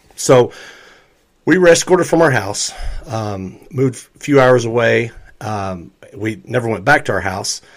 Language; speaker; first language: English; native; English